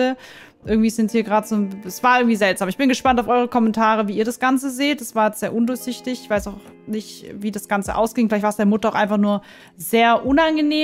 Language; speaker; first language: German; native; German